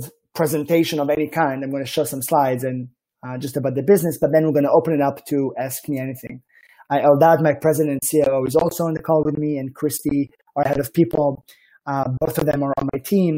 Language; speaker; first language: English; non-native, fluent; Hebrew